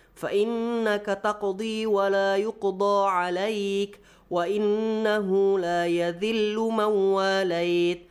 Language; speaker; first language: Arabic; non-native, fluent; Indonesian